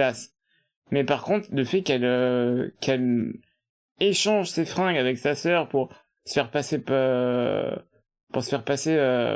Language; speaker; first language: French; native; French